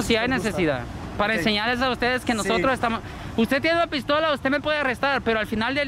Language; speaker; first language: Spanish; early bilingual, other home language; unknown